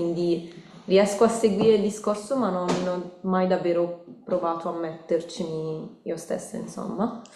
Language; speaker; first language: Italian; native; Italian